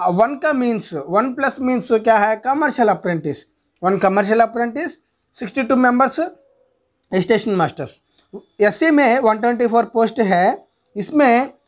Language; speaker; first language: Hindi; non-native, local second language; Telugu